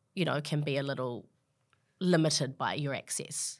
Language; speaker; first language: English; native; English